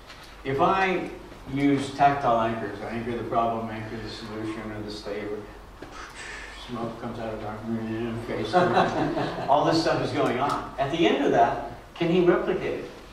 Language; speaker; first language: English; native; English